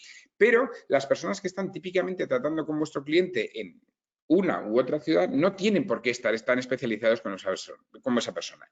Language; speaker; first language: Spanish; native; Spanish